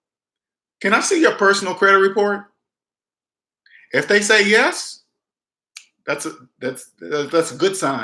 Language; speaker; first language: English; native; English